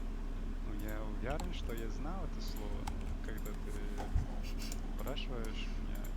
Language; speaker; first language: Russian; non-native, learner; English